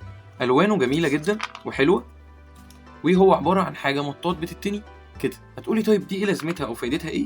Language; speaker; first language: Arabic; native; Arabic